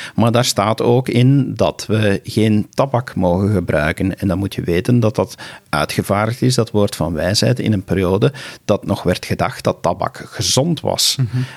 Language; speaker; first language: Dutch; native; Dutch